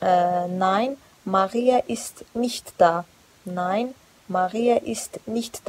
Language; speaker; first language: German; non-native, fluent; Georgian